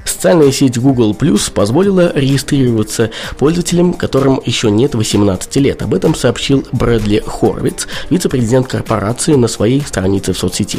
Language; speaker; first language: Russian; native; Russian